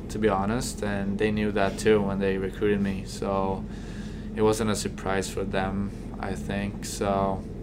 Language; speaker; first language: English; non-native, fluent; Swedish